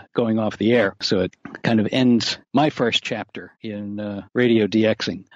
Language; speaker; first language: English; native; English